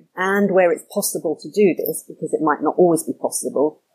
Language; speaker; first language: English; native; English